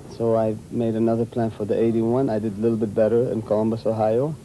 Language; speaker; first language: English; non-native, fluent; Arabic